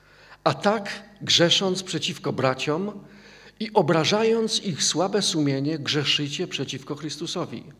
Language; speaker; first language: Polish; native; Polish